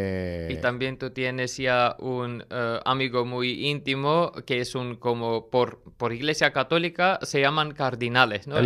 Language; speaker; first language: Spanish; non-native, learner; Armenian